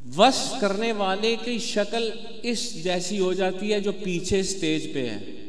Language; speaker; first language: Urdu; non-native, local second language; Punjabi